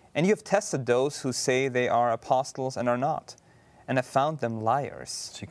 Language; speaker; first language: English; non-native, fluent; German